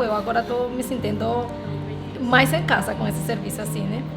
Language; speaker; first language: Portuguese; non-native, learner; Spanish